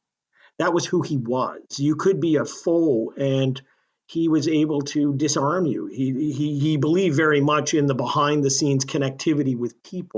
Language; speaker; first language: English; native; English